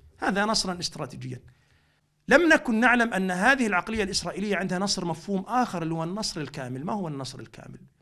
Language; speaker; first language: Arabic; native; Arabic